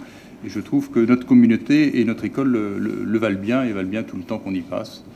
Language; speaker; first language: French; native; French